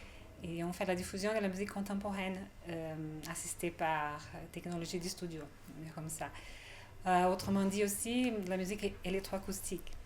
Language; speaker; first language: French; non-native, fluent; Portuguese